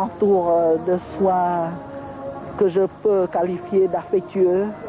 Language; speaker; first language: French; non-native, local second language; Khmer